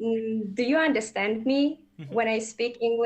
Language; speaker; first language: English; non-native, fluent; Russian